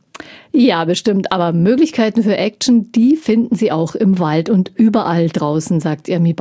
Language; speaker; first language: German; native; German